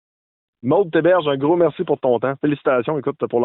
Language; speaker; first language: French; native; French